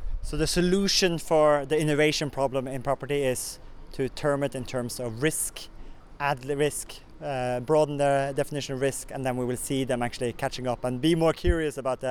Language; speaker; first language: English; non-native, fluent; Norwegian